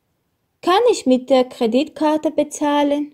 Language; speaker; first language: German; non-native, fluent; Armenian